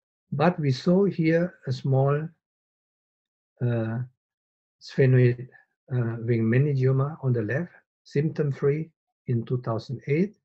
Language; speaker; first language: English; non-native, fluent; Indonesian